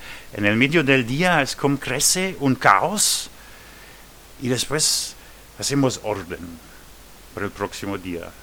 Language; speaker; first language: Spanish; non-native, learner; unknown